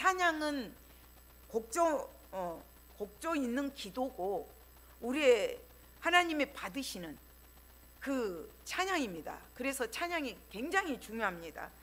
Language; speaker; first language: Korean; native; Korean